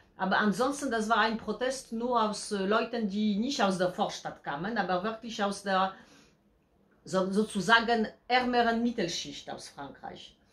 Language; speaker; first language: German; non-native, fluent; Polish